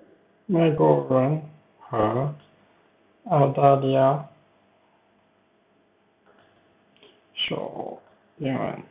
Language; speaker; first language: Chinese; non-native, learner; Swedish